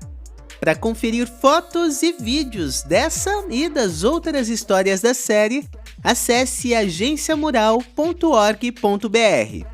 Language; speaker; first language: Portuguese; native; Portuguese